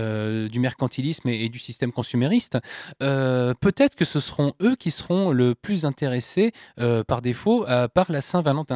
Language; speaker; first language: French; native; French